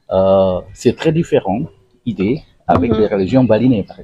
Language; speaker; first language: French; non-native, learner; Indonesian